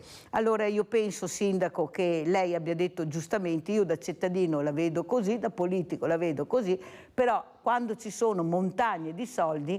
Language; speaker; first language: Italian; native; Italian